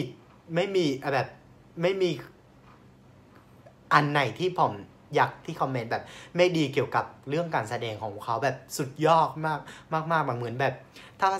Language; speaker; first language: Thai; non-native, fluent; Vietnamese